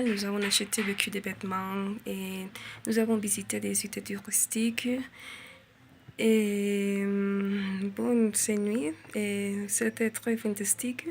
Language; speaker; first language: French; non-native, learner; Spanish